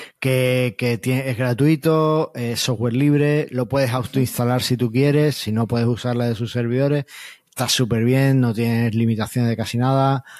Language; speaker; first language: Spanish; native; Spanish